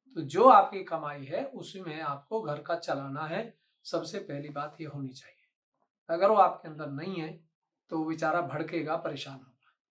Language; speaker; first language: Hindi; native; Hindi